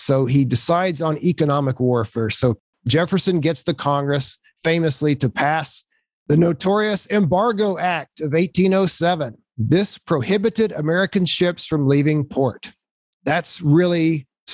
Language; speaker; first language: English; native; English